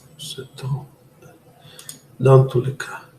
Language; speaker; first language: French; non-native, fluent; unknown